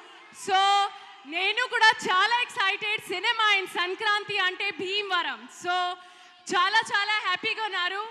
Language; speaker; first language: Telugu; non-native, learner; Hindi